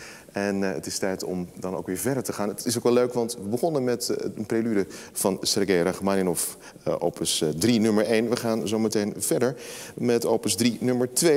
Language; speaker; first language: Dutch; native; Dutch